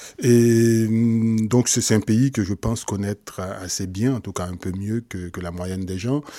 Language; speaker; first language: French; non-native, local second language; Haitian Creole